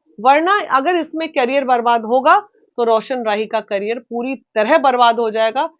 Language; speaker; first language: Hindi; native; Hindi